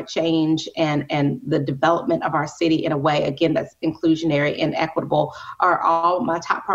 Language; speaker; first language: English; native; English